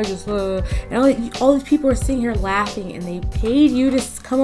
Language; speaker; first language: English; native; English